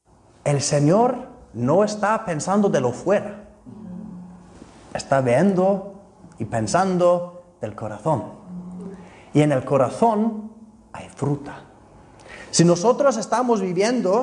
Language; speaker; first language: Spanish; non-native, fluent; Icelandic